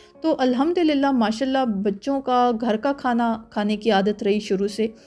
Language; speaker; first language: Urdu; native; Urdu